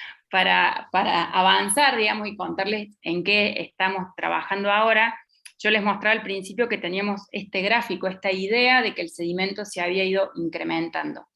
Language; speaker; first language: Spanish; native; Spanish